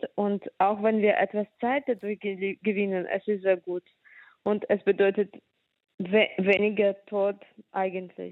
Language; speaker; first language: German; non-native, fluent; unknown